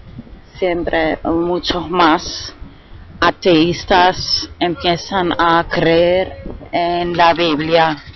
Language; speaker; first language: Spanish; non-native, fluent; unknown